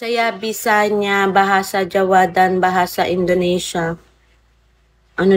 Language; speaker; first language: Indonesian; non-native, learner; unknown